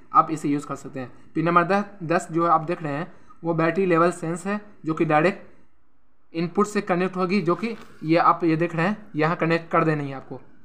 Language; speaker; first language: Hindi; native; Hindi